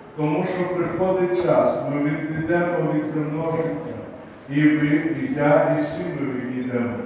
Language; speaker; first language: Ukrainian; native; Ukrainian